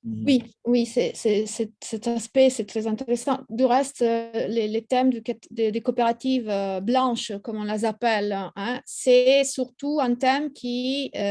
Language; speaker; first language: French; non-native, fluent; Italian